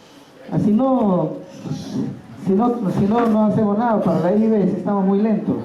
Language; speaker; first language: Spanish; native; Spanish